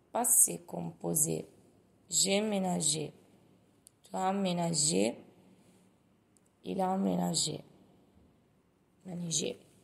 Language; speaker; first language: French; non-native, learner; Italian